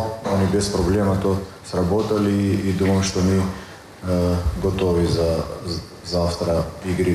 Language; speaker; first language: Russian; non-native, learner; Macedonian